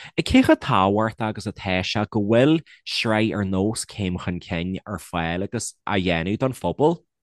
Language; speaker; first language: Irish; native; Irish